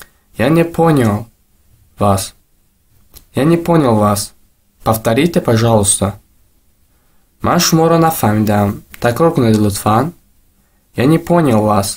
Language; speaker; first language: Russian; non-native, local second language; Tajik